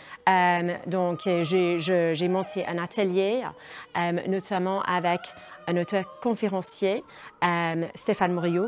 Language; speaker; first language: French; non-native, fluent; English